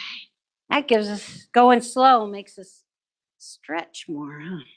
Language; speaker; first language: English; native; English